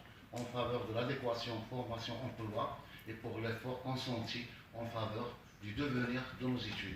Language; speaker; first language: French; native; French